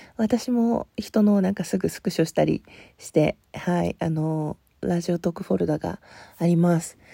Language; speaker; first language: Japanese; native; Japanese